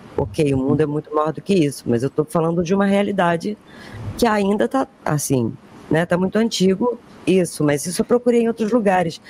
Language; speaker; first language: Portuguese; native; Portuguese